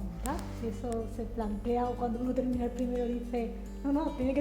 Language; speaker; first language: Spanish; native; Spanish